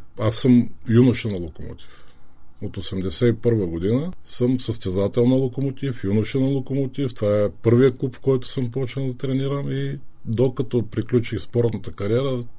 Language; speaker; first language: Bulgarian; native; Bulgarian